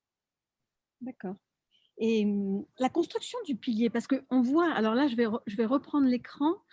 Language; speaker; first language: French; native; French